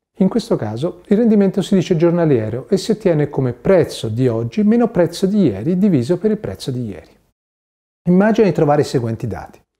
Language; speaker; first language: Italian; native; Italian